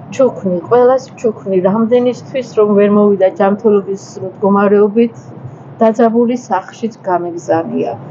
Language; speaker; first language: Georgian; native; Georgian